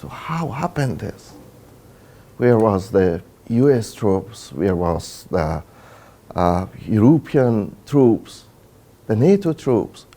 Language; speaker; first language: English; non-native, learner; Persian